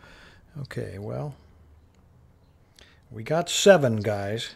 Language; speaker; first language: English; native; English